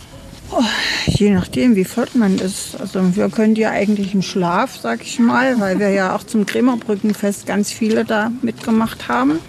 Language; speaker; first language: German; native; German